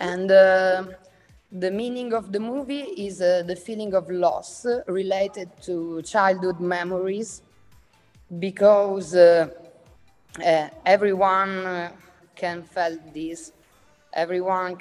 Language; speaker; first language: English; non-native, learner; Italian